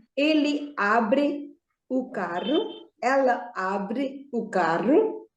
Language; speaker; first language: Portuguese; non-native, fluent; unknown